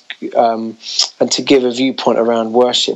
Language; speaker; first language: English; native; English